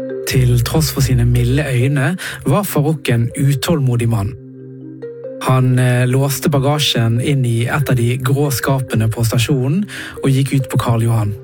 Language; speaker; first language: Norwegian; native; Norwegian